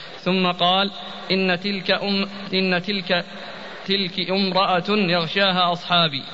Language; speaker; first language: Arabic; native; Arabic